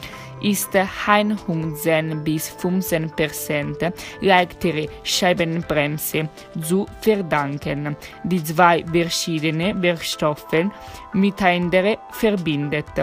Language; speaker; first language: German; non-native, learner; Italian